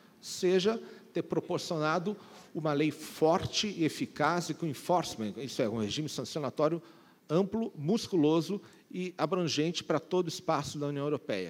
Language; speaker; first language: Portuguese; native; Portuguese